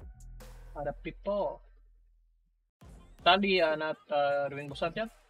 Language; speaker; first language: English; non-native, learner; Indonesian